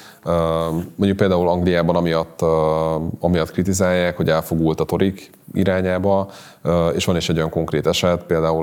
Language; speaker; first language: Hungarian; native; Hungarian